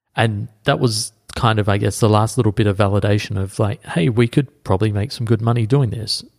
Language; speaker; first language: English; native; English